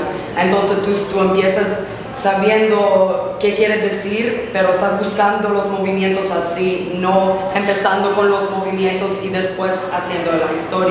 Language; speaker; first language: Spanish; non-native, fluent; English